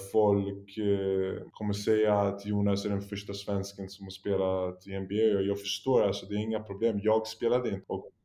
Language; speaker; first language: Swedish; early bilingual, other home language; Polish